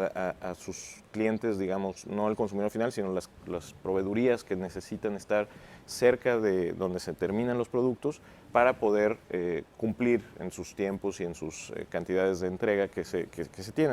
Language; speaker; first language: Spanish; native; Spanish